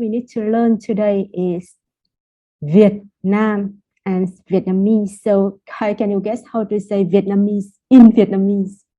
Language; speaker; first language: English; non-native, fluent; Vietnamese